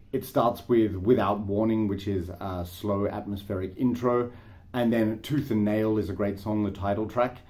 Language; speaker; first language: English; native; English